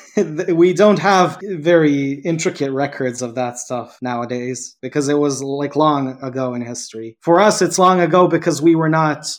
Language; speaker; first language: English; non-native, fluent; Serbian